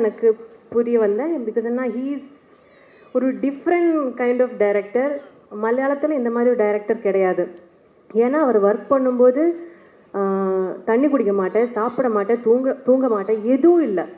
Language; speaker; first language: Tamil; non-native, learner; Malayalam